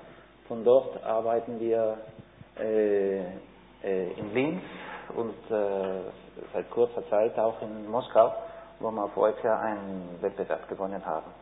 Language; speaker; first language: German; non-native, fluent; Spanish